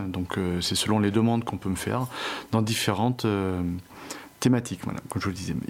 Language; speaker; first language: French; native; French